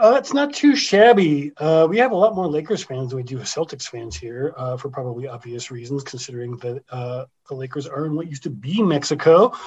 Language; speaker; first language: English; native; English